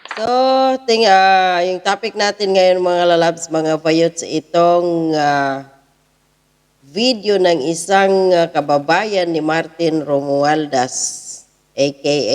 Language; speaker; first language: Filipino; native; Filipino